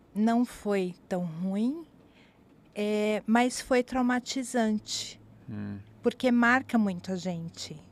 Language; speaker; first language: Portuguese; native; Portuguese